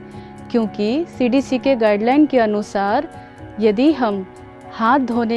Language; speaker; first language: Hindi; native; Hindi